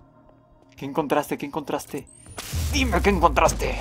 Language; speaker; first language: Spanish; native; Spanish